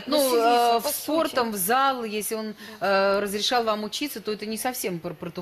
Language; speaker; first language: Russian; native; Russian